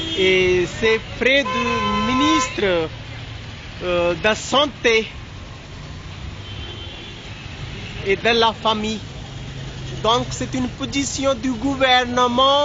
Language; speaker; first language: French; non-native, learner; Hindi